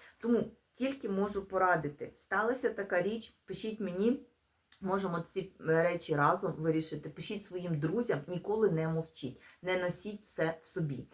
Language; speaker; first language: Ukrainian; non-native, local second language; Russian